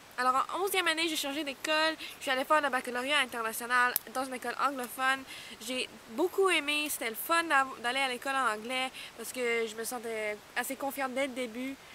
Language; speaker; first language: French; non-native, local second language; English